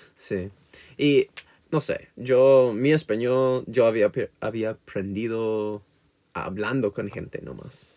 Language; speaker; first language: Spanish; non-native, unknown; English